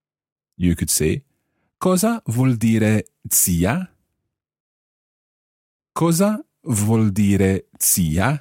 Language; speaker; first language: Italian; non-native, fluent; English